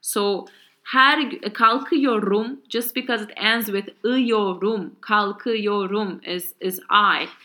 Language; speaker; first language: Turkish; non-native, learner; English